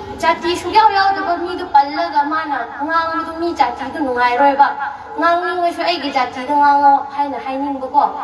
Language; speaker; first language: Manipuri; non-native, local second language; Tangkhul Naga (India)